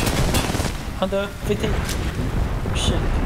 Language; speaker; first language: English; non-native, learner; Korean